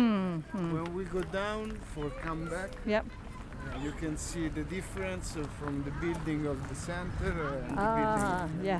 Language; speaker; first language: English; non-native, learner; Italian